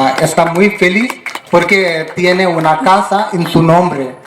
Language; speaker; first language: Spanish; non-native, fluent; Telugu